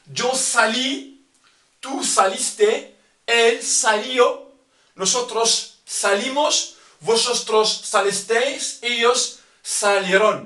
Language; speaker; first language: Spanish; non-native, fluent; Arabic